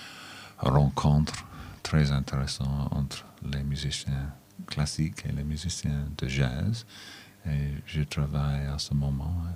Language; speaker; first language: French; non-native, learner; English